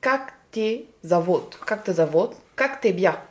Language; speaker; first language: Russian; non-native, learner; French